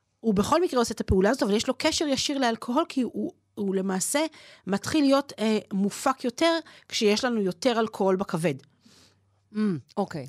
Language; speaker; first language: Hebrew; native; Hebrew